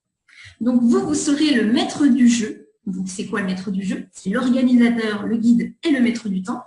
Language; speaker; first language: French; native; French